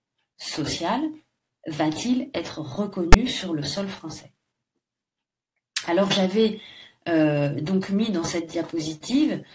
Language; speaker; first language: French; native; French